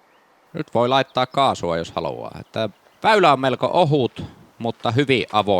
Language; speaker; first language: Finnish; native; Finnish